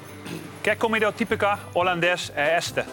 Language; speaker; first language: Spanish; non-native, learner; Dutch